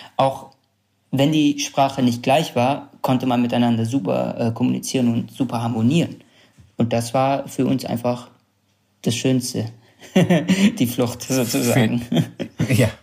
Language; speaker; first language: German; early bilingual, other home language; Kurdish